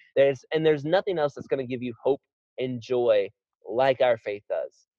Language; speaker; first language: English; native; English